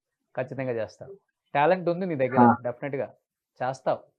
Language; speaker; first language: Telugu; native; Telugu